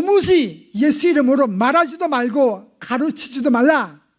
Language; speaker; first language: Korean; native; Korean